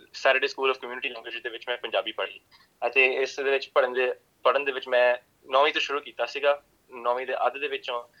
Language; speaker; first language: Punjabi; early bilingual, heritage; Punjabi